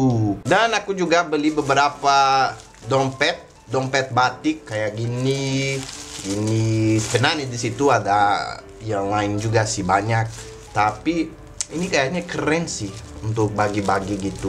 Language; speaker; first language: Indonesian; non-native, fluent; Portuguese